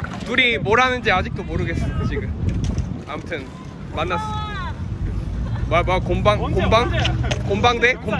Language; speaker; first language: Korean; non-native, fluent; Russian